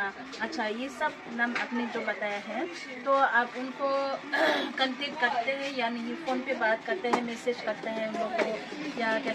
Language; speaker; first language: Hindi; non-native, local second language; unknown